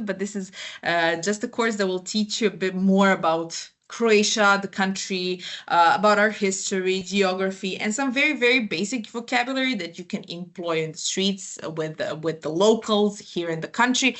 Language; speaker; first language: English; non-native, fluent; Croatian